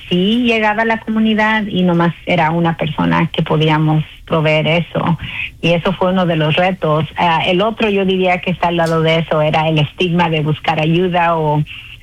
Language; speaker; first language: Spanish; early bilingual, heritage; Spanish